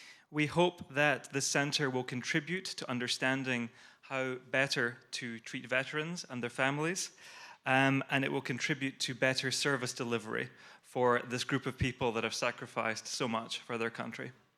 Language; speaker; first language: English; native; English